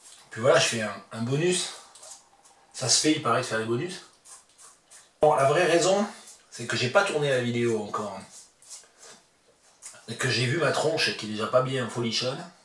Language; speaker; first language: French; native; French